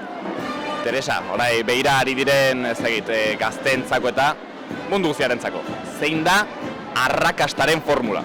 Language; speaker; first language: Basque; native; Basque